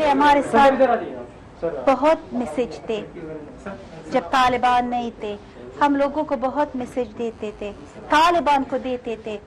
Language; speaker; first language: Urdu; non-native, fluent; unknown